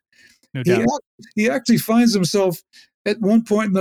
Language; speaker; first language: English; native; English